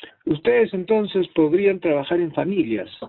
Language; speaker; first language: Spanish; native; Spanish